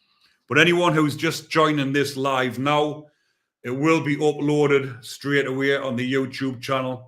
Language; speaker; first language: English; native; English